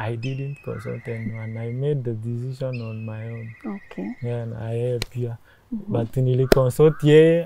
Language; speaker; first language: English; non-native, local second language; Meru